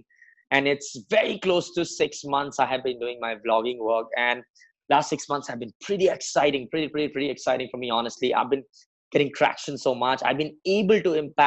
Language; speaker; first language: English; non-native, local second language; Assamese